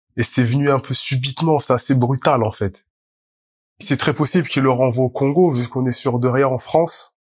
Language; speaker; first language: French; native; French